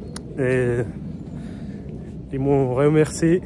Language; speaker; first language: French; non-native, fluent; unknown